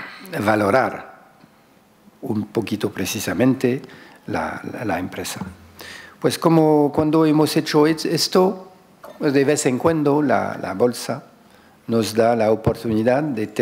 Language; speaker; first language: Spanish; non-native, fluent; French